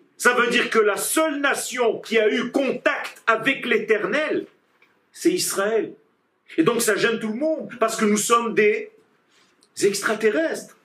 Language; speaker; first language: French; non-native, fluent; Hebrew